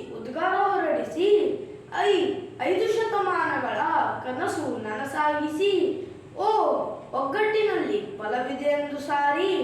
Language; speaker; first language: Kannada; native; Kannada